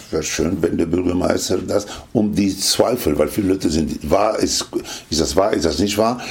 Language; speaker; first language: German; non-native, fluent; Spanish